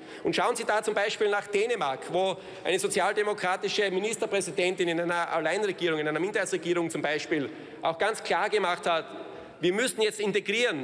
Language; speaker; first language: German; native; German